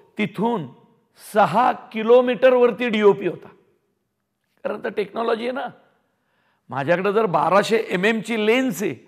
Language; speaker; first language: Marathi; native; Marathi